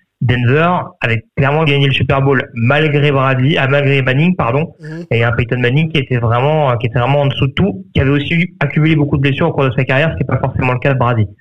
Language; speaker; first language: French; native; French